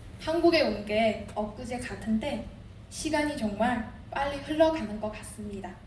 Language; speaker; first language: Korean; non-native, fluent; Chinese